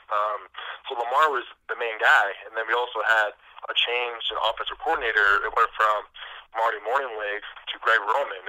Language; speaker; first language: English; native; English